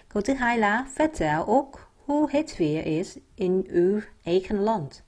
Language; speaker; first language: Dutch; non-native, fluent; Vietnamese